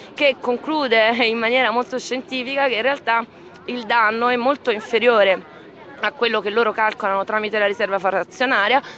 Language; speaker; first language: Italian; native; Italian